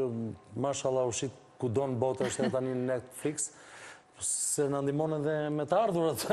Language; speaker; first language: Albanian; native; Albanian